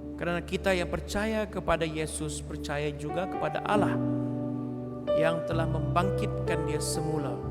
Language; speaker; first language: Malay; non-native, local second language; Iban